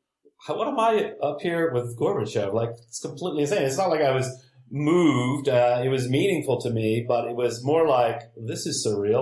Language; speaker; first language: English; native; English